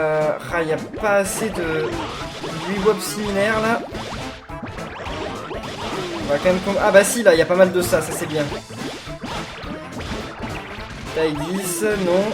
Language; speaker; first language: French; native; French